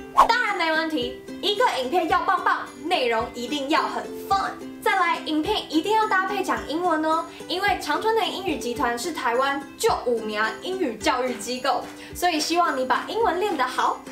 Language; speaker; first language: Chinese; native; Chinese